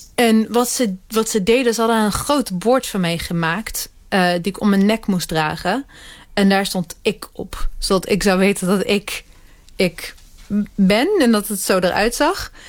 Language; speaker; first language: Dutch; early bilingual, other home language; Hebrew